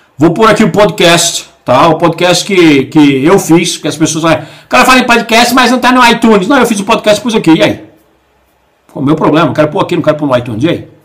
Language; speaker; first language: Portuguese; native; Portuguese